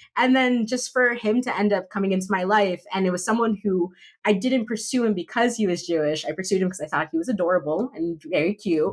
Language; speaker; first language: English; native; English